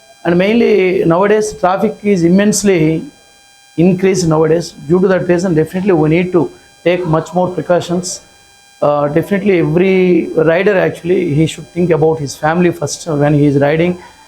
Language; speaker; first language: English; non-native, local second language; Telugu